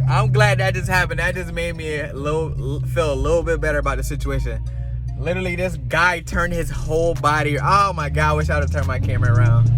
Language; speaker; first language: English; native; English